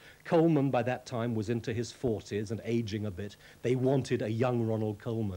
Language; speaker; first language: English; native; English